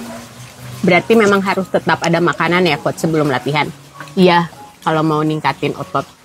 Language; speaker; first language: Indonesian; native; Indonesian